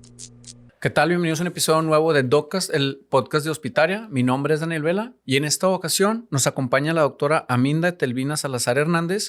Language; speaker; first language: Spanish; native; Spanish